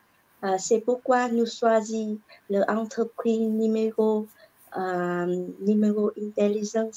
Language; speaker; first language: French; non-native, learner; Vietnamese